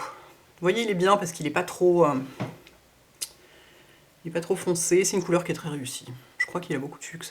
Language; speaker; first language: French; native; French